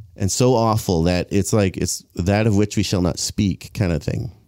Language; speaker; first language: English; native; English